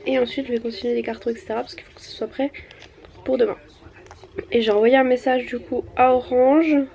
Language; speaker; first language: French; native; French